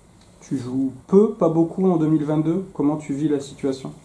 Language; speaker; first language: French; native; French